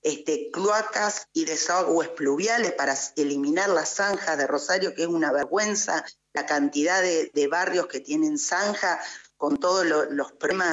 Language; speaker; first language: Spanish; native; Spanish